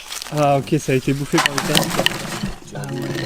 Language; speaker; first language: French; native; French